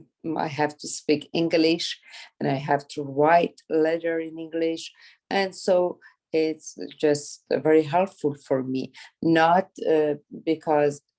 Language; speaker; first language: English; non-native, learner; Persian